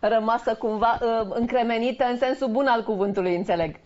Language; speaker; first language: Romanian; native; Romanian